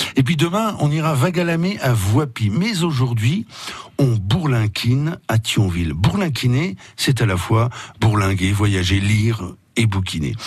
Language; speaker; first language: French; native; French